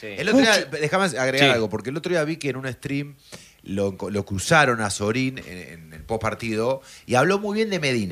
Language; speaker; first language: Spanish; native; Spanish